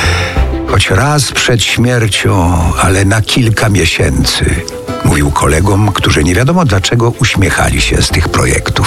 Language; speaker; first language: Polish; native; Polish